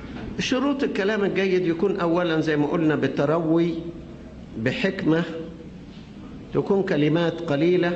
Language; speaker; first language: Arabic; native; Arabic